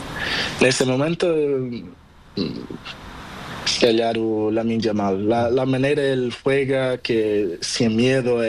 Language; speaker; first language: Spanish; non-native, learner; Portuguese